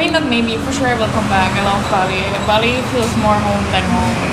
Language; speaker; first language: English; non-native, fluent; Swiss German